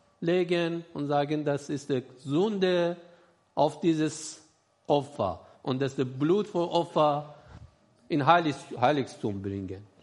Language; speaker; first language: German; non-native, learner; Persian